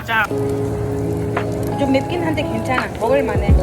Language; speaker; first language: Korean; non-native, fluent; Mongolian